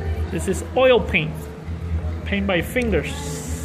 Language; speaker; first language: English; non-native, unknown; Spanish